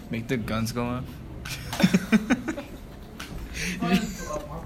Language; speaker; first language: English; native; English